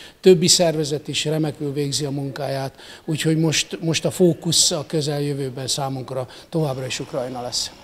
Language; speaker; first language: Hungarian; native; Hungarian